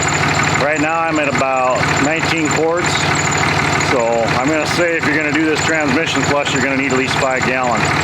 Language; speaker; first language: English; native; English